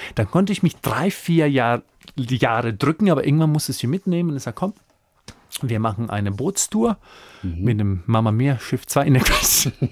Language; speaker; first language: German; non-native, fluent; Croatian